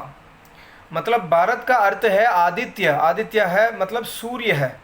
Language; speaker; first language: Hindi; non-native, local second language; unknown